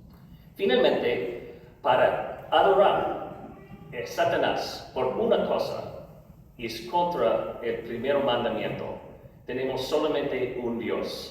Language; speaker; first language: Spanish; non-native, learner; English